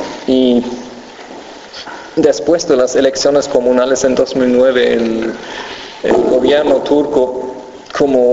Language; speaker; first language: Spanish; non-native, fluent; German